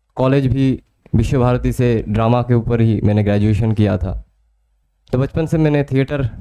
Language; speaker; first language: Hindi; non-native, local second language; Bangla